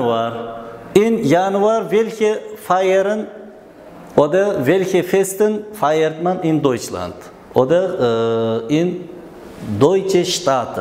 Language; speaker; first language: German; non-native, learner; Uzbek